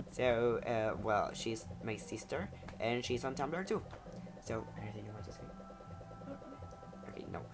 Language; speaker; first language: English; non-native, fluent; Spanish